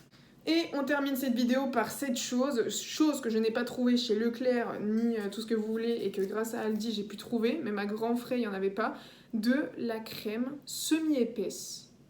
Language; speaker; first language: French; native; French